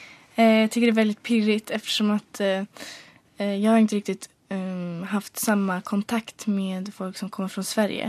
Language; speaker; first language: Swedish; early bilingual, other home language; Polish